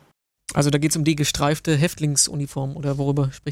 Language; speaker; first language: German; native; German